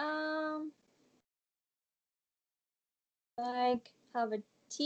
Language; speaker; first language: English; non-native, learner; Japanese